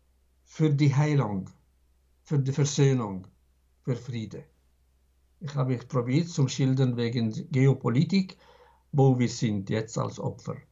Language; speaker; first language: German; non-native, fluent; Arabic